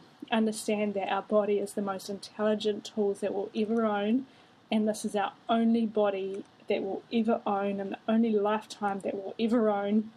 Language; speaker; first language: English; native; English